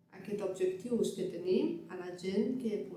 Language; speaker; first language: Catalan; non-native, learner; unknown